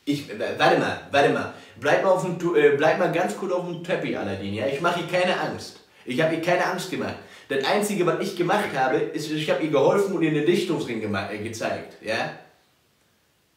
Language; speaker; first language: German; native; German